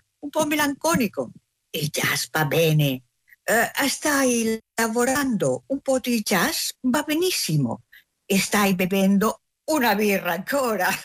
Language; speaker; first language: Italian; non-native, learner; Spanish